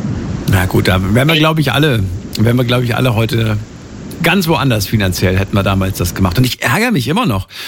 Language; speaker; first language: German; native; German